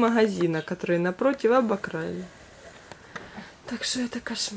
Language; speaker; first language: Russian; native; Russian